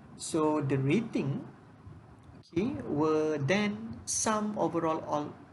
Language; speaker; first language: English; non-native, local second language; Malay